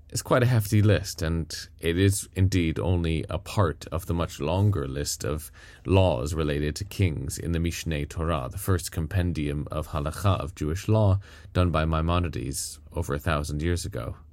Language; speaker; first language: English; native; English